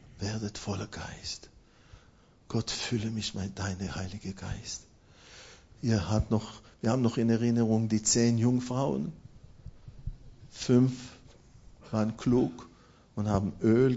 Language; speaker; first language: German; non-native, fluent; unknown